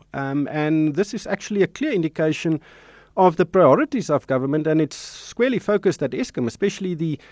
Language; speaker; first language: English; non-native, local second language; Afrikaans